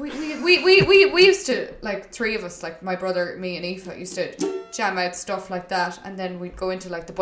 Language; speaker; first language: English; native; English